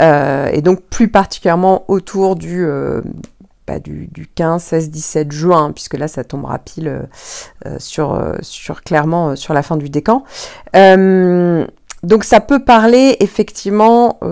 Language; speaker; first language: French; native; French